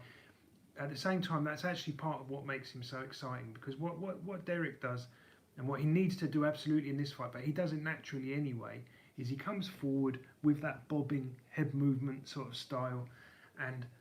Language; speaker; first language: English; native; English